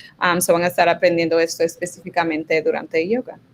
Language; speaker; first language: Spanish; early bilingual, other home language; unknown